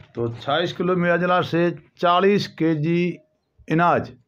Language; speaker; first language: Hindi; native; Hindi